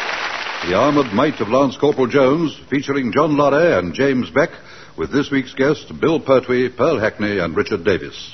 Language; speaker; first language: English; native; English